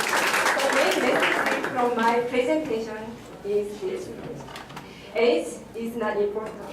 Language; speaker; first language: English; non-native, learner; Korean